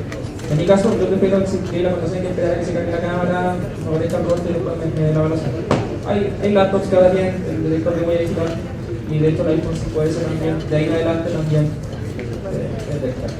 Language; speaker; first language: Spanish; native; Spanish